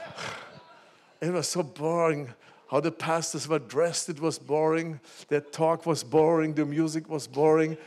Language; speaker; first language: English; non-native, fluent; German